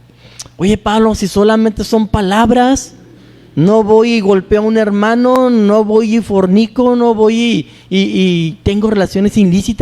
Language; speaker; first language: Spanish; native; Spanish